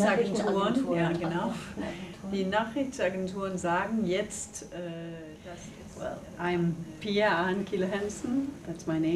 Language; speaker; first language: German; non-native, learner; Danish